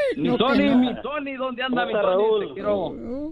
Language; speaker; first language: Spanish; native; Spanish